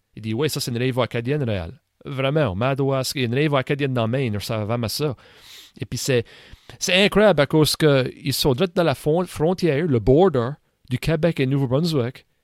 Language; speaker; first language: French; native; French